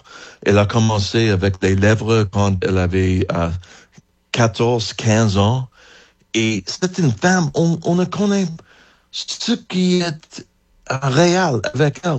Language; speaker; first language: French; non-native, learner; English